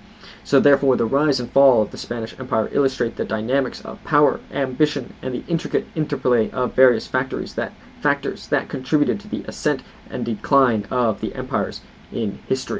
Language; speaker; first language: English; native; English